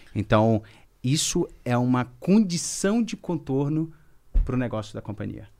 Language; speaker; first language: Portuguese; native; Portuguese